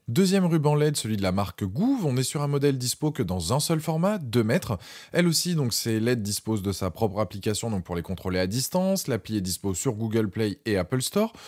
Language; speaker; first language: French; native; French